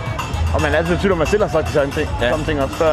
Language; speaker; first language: Danish; native; Danish